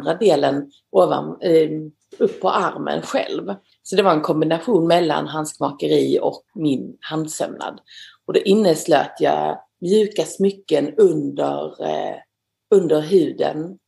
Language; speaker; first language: Swedish; native; Swedish